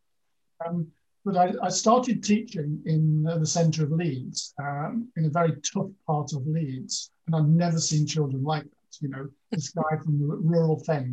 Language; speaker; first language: English; native; English